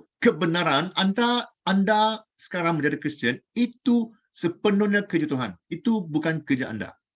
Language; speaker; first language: Malay; non-native, local second language; Chinese